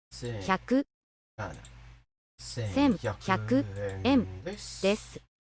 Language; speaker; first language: Japanese; non-native, learner; English